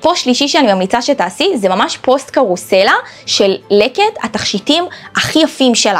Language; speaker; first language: Hebrew; native; Hebrew